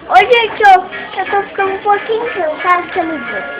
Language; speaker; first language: Portuguese; native; Portuguese